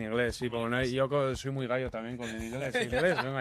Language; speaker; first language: Spanish; native; Spanish